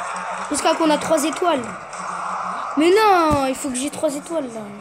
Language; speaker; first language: French; native; French